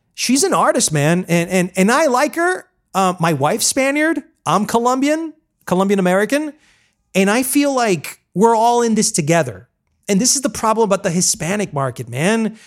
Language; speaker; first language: English; early bilingual, other home language; Spanish